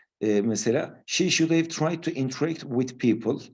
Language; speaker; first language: English; non-native, fluent; Turkish